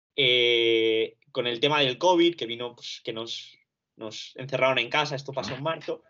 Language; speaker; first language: Spanish; early bilingual, other home language; Romanian